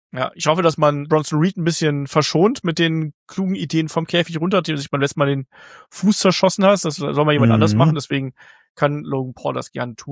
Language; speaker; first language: German; native; German